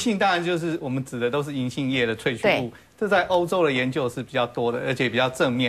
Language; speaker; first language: Chinese; native; Chinese